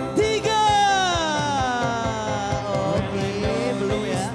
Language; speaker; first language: Indonesian; native; Indonesian